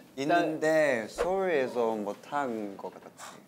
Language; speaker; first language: Korean; non-native, learner; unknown